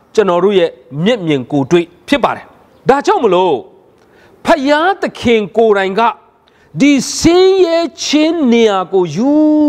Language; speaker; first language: Burmese; non-native, local second language; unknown